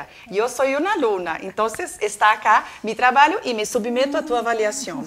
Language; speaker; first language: Spanish; non-native, learner; Portuguese